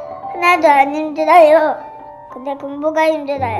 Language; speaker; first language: Korean; native; Korean